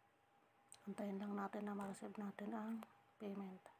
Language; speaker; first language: Filipino; native; Filipino